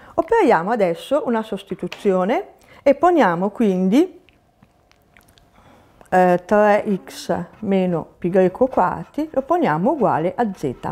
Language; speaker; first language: Italian; native; Italian